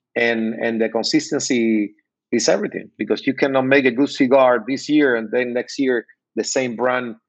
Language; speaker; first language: English; non-native, learner; Spanish